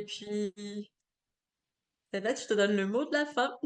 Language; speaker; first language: French; native; French